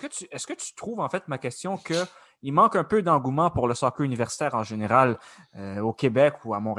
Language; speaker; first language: French; native; French